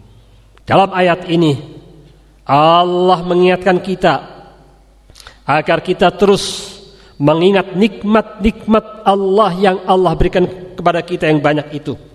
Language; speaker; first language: Indonesian; native; Indonesian